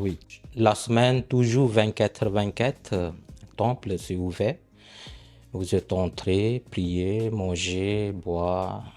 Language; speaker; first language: French; non-native, learner; Punjabi